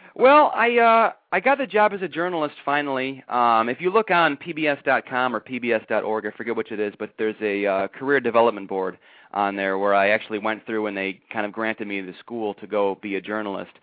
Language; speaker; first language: English; native; English